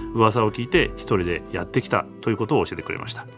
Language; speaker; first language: Japanese; native; Japanese